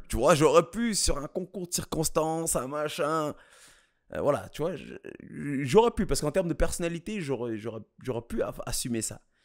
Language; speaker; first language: French; early bilingual, other home language; Kabuverdianu